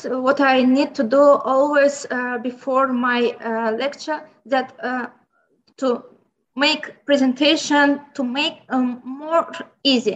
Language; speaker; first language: English; non-native, learner; Azerbaijani